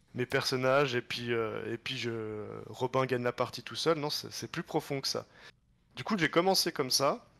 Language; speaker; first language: French; native; French